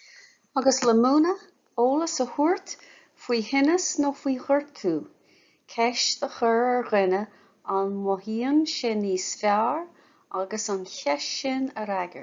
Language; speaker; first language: Irish; non-native, local second language; English